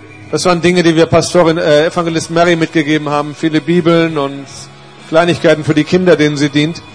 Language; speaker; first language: German; native; German